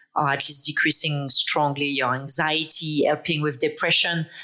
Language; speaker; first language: English; non-native, fluent; French